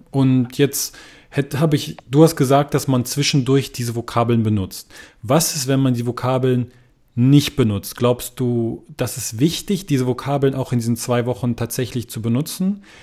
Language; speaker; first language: German; native; German